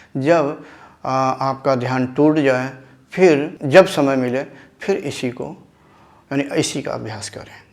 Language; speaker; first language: Hindi; native; Hindi